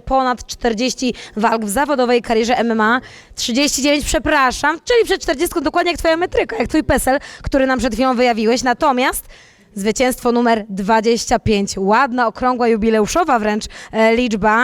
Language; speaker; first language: Polish; native; Polish